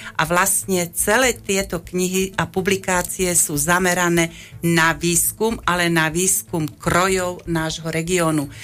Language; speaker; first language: Slovak; native; Slovak